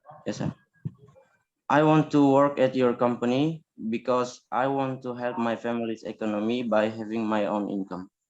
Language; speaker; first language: English; non-native, learner; Indonesian